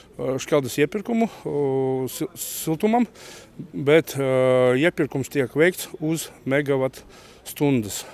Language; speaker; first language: Latvian; native; Latvian